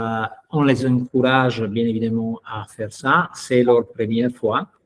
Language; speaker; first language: French; non-native, fluent; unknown